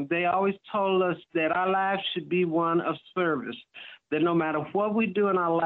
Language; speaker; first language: English; native; English